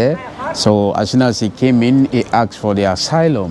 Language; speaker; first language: English; non-native, fluent; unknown